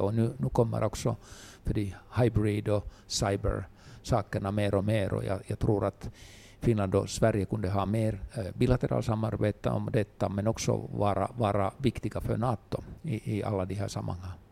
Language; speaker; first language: Swedish; non-native, local second language; Finnish